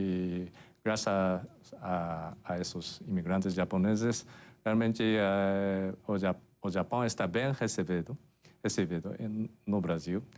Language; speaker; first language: Portuguese; non-native, fluent; Japanese